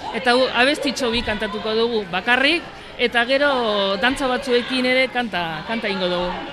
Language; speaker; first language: Basque; native; Basque